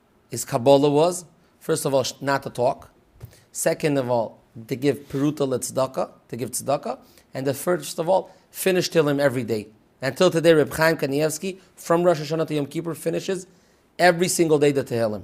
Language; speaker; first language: English; early bilingual, other home language; Hebrew